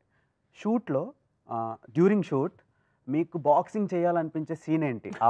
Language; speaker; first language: Telugu; native; Telugu